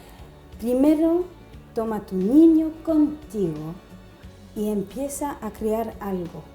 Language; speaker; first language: Spanish; non-native, fluent; French